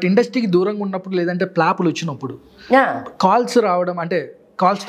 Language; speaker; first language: Telugu; native; Telugu